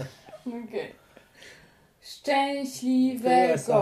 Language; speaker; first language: Polish; non-native, learner; French